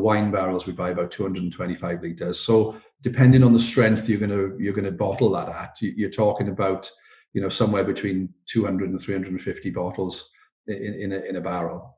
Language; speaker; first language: English; native; English